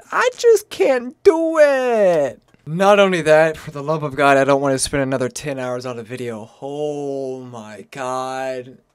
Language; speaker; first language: English; native; English